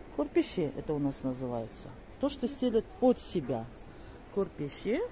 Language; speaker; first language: Russian; non-native, local second language; Kazakh